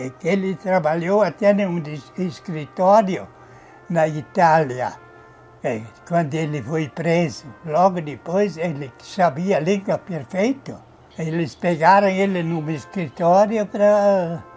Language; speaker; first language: Portuguese; non-native, fluent; German